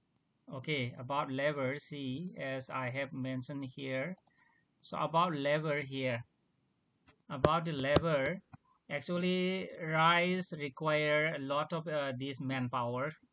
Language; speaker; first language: English; non-native, local second language; Manipuri